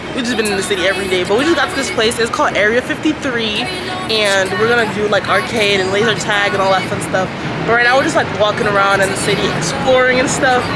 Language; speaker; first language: English; native; English